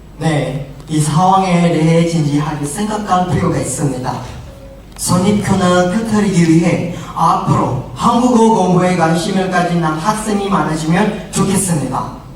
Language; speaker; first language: Korean; non-native, fluent; Indonesian